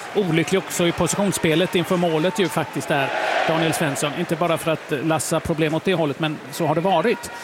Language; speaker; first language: Swedish; native; Swedish